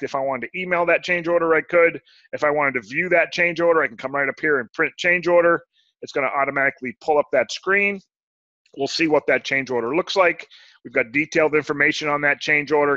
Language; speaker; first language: English; native; English